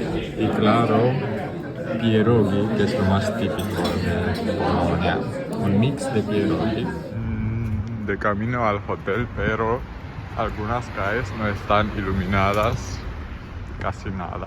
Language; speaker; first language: Spanish; non-native, fluent; German